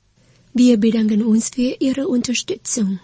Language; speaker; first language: German; non-native, fluent; Vietnamese